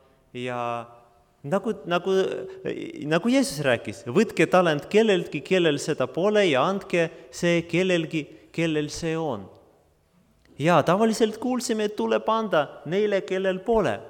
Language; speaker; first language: Estonian; non-native, local second language; Russian